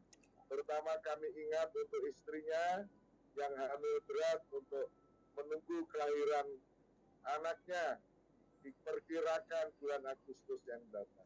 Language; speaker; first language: Indonesian; native; Indonesian